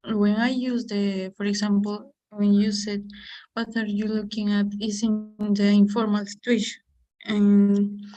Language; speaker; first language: English; non-native, learner; Spanish